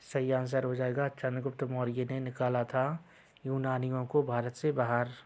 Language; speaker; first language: Hindi; native; Hindi